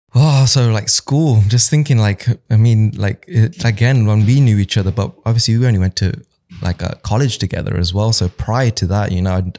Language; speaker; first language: English; early bilingual, other home language; Hindi